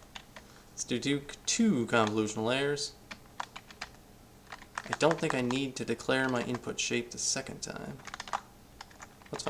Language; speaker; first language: English; native; English